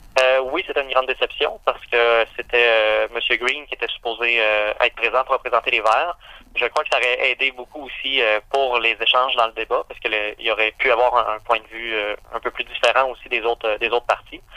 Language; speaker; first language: French; native; French